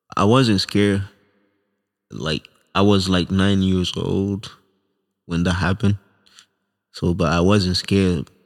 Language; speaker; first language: English; non-native, local second language; Swahili